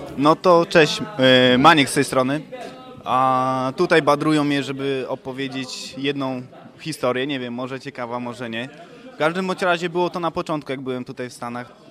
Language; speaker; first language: Polish; native; Polish